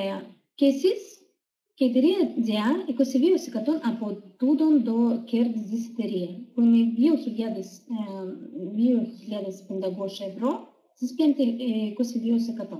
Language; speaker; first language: Greek; non-native, fluent; Russian